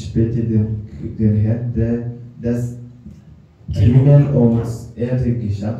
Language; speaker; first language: German; non-native, learner; French